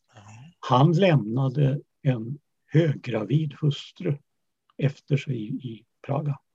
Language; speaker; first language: Swedish; early bilingual, other home language; Yiddish